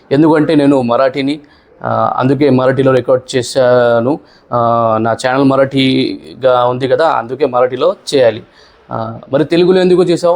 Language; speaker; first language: Telugu; non-native, learner; Marathi